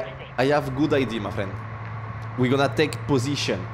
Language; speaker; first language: English; non-native, learner; French